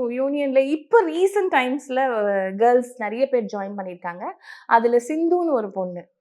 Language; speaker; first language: Tamil; native; Tamil